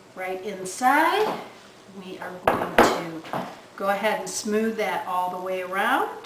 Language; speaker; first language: English; native; English